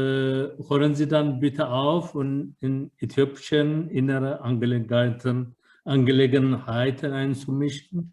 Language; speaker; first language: German; non-native, learner; Amharic